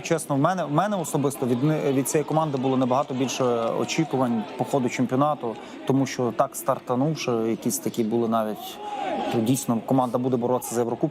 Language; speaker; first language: Ukrainian; native; Ukrainian